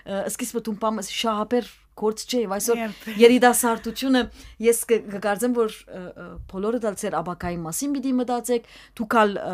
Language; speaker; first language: Armenian; early bilingual, heritage; Armenian